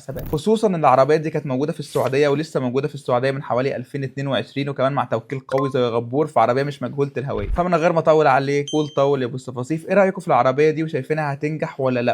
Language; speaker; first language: Arabic; native; Arabic